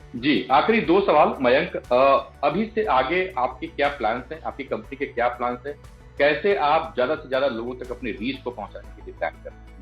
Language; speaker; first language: Hindi; native; Hindi